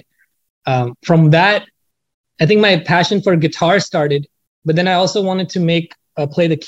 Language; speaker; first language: English; non-native, local second language; Hindi